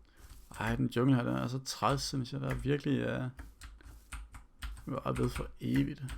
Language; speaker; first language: Danish; native; Danish